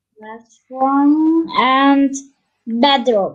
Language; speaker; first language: English; non-native, learner; Turkish